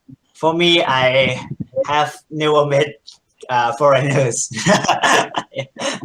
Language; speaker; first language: English; non-native, learner; Thai